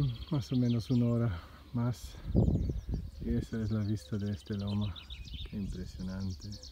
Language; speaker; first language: Spanish; non-native, learner; English